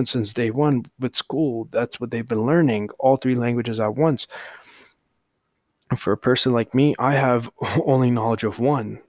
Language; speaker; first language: English; early bilingual, other home language; Hindi